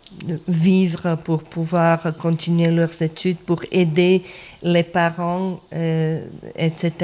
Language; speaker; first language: French; non-native, fluent; Croatian